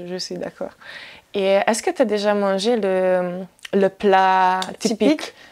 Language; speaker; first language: French; non-native, learner; Hungarian